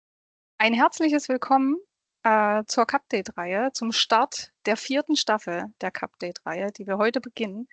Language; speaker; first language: German; native; German